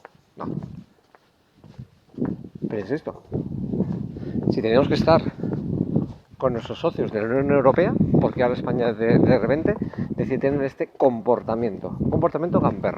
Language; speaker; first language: Spanish; native; Spanish